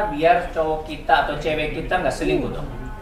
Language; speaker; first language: Indonesian; native; Indonesian